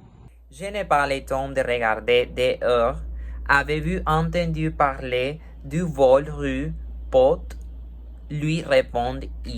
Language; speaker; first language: French; non-native, learner; Spanish